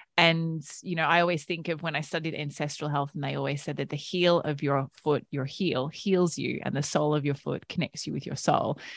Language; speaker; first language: English; native; English